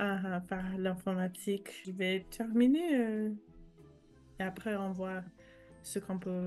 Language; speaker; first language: French; non-native, fluent; English